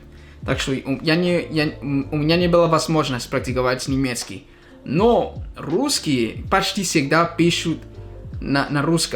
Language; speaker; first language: Russian; non-native, fluent; English